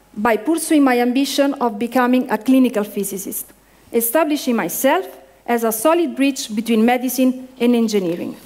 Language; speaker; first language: English; non-native, fluent; Italian